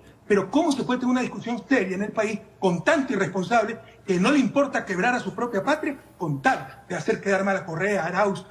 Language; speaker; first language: Spanish; native; Spanish